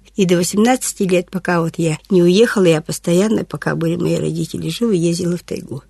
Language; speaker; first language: Russian; non-native, local second language; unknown